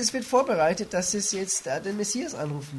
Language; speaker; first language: German; native; German